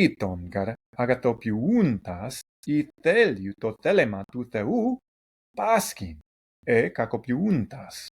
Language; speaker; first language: Greek; non-native, learner; English